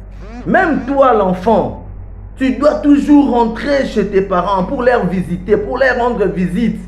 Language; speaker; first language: French; non-native, local second language; Lingala